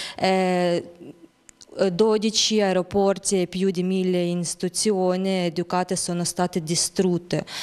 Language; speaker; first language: Italian; non-native, learner; Ukrainian